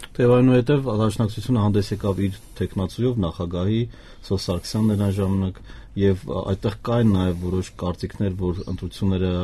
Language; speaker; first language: Armenian; native; Armenian